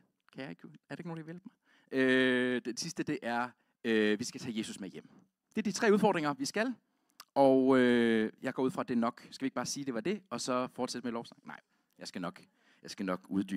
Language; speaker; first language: Danish; native; Danish